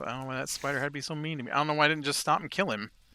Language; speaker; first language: English; native; English